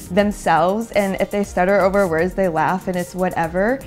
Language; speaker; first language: English; native; English